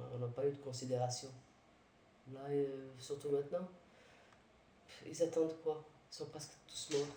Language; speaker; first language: French; early bilingual, other home language; Arabic